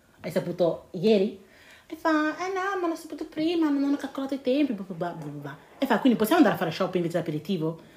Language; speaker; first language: Italian; early bilingual, other home language; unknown